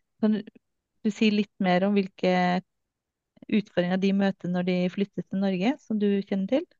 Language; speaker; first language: Norwegian; native; Norwegian